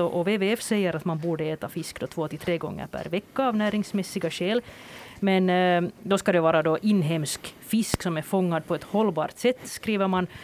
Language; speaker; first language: Swedish; native; Swedish